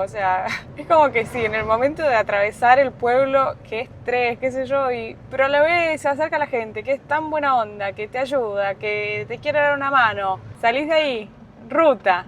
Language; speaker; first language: Spanish; native; Spanish